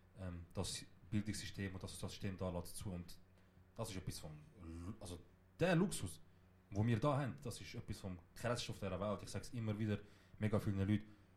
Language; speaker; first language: German; early bilingual, other home language; Kurdish